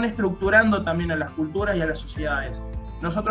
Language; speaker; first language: Spanish; native; Spanish